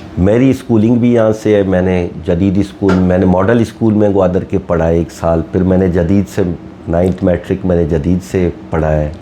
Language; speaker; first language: Urdu; non-native, local second language; Baluchi